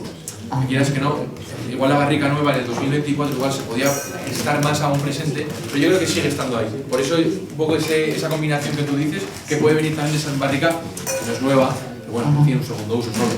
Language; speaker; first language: Spanish; native; Spanish